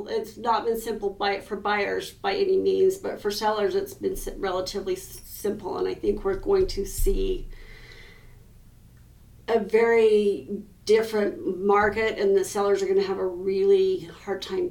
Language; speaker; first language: English; native; English